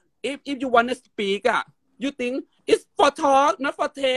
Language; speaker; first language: English; non-native, learner; Thai